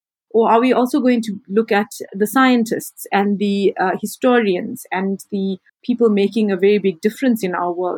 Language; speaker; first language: English; native; English